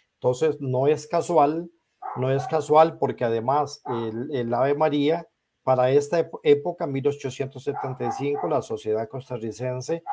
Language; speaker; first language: Spanish; native; Spanish